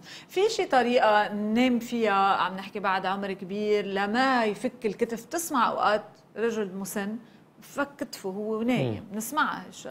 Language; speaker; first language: Arabic; native; Arabic